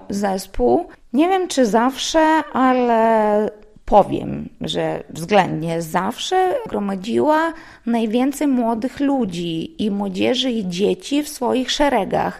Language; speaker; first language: Polish; non-native, local second language; Lithuanian